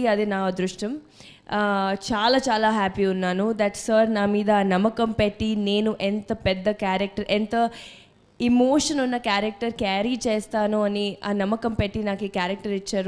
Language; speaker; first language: Telugu; non-native, fluent; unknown